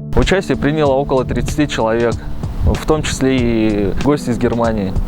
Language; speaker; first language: Russian; native; Russian